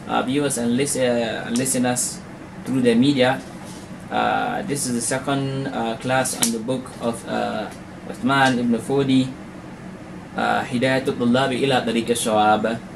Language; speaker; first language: English; non-native, local second language; Hausa